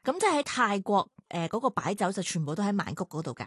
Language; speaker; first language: Cantonese; native; Cantonese